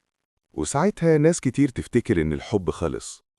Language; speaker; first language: Arabic; native; Arabic